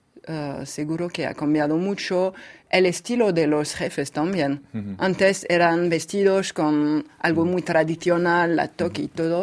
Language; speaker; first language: Spanish; non-native, fluent; French